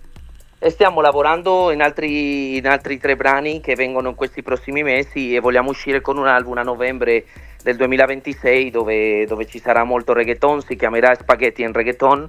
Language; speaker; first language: Italian; early bilingual, other home language; Spanish